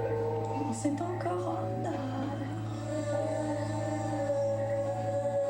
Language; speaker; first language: French; non-native, learner; English